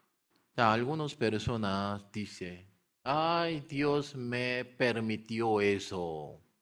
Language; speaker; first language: Spanish; non-native, learner; Korean